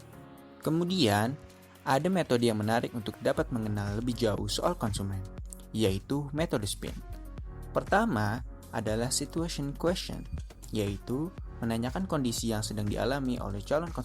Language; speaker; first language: Indonesian; native; Indonesian